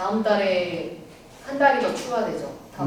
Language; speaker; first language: Korean; native; Korean